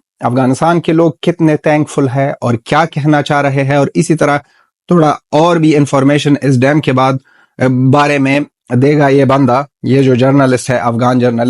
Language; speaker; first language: Hindi; non-native, fluent; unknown